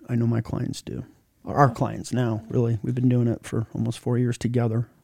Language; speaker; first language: English; native; English